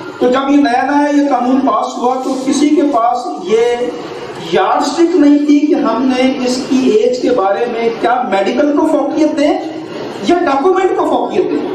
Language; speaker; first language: Urdu; non-native, local second language; Punjabi